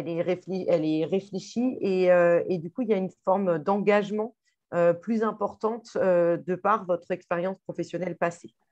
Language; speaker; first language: French; native; French